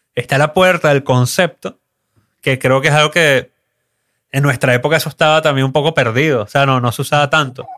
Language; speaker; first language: Spanish; native; Spanish